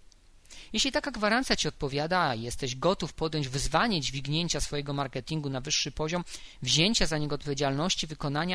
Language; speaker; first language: Polish; native; Polish